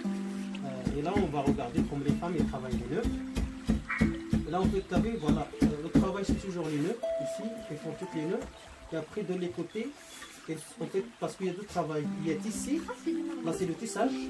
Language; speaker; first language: French; non-native, local second language; Arabic